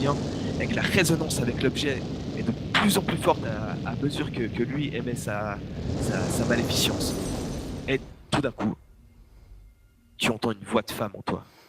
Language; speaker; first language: French; native; French